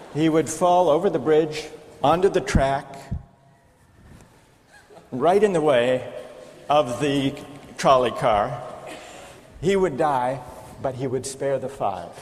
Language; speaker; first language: English; native; English